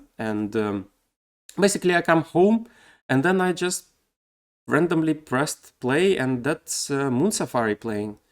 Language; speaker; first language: English; non-native, fluent; Russian